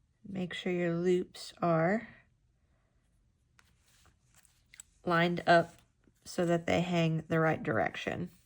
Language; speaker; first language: English; native; English